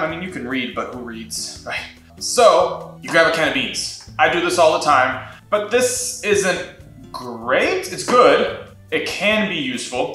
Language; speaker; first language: English; native; English